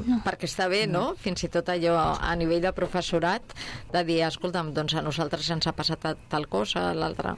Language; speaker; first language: Catalan; native; Catalan